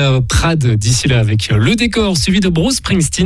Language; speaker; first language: French; native; French